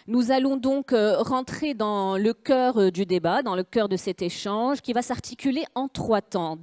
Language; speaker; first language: French; non-native, local second language; Arabic